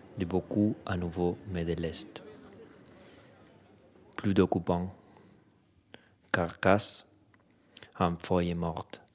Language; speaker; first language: French; non-native, learner; Spanish